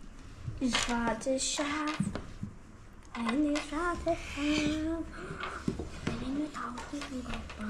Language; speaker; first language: German; early bilingual, heritage; Bosnian